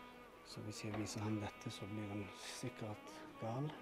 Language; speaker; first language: Norwegian; early bilingual, other home language; Urdu